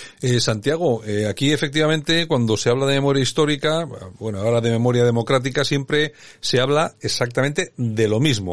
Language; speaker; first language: Spanish; native; Spanish